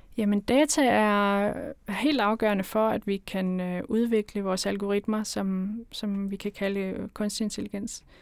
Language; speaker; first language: Danish; native; Danish